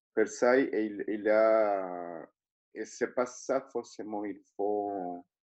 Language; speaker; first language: French; non-native, learner; Spanish